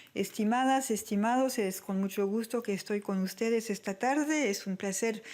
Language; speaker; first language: Spanish; non-native, fluent; French